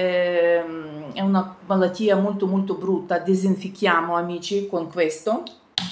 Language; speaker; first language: Italian; non-native, fluent; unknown